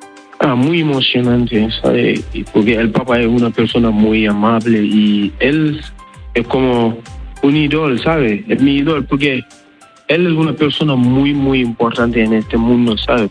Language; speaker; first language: Spanish; non-native, learner; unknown